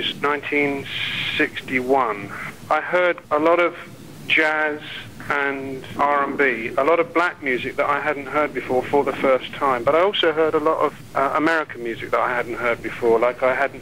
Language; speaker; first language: English; native; English